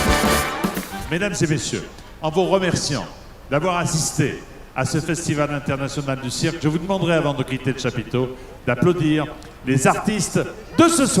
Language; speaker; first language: French; native; French